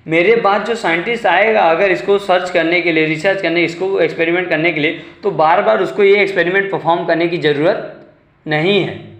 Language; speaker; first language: Hindi; non-native, local second language; Marathi